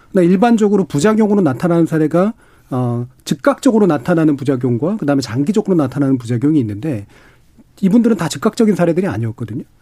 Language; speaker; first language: Korean; native; Korean